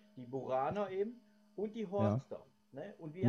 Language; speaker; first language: German; native; German